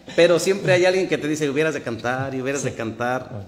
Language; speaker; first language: Spanish; native; Spanish